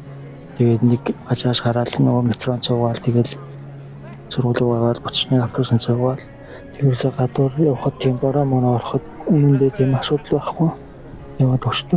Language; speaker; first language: Mongolian; native; Mongolian